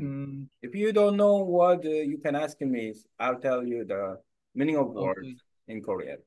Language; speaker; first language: English; non-native, learner; Korean